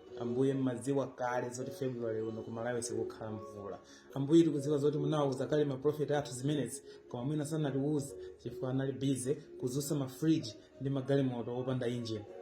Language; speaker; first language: Nyanja; native; Nyanja